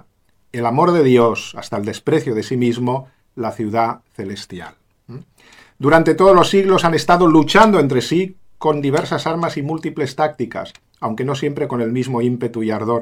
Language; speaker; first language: Spanish; native; Spanish